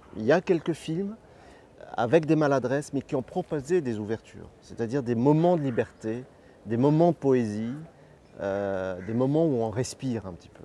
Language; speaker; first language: French; non-native, local second language; Arabic